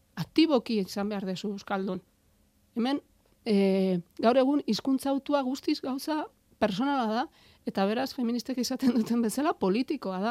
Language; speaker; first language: Basque; native; Basque